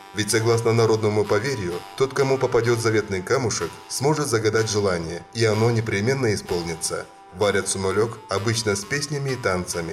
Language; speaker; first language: Russian; non-native, local second language; Kyrgyz